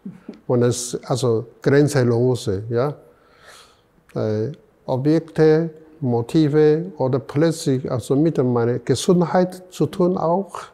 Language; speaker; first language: German; non-native, fluent; Chinese